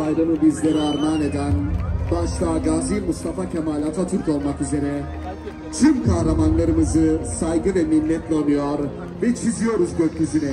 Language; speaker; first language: Turkish; native; Turkish